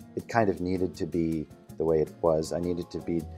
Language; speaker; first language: English; native; English